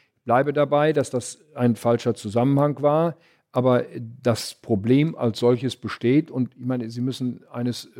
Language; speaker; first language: German; native; German